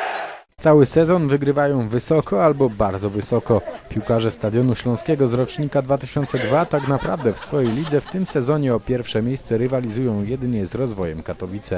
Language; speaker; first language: Polish; native; Polish